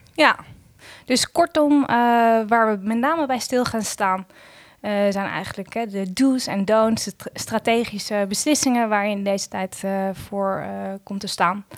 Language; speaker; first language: Dutch; native; Dutch